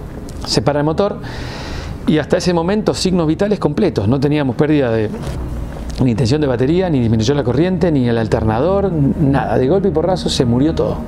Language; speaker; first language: Spanish; native; Spanish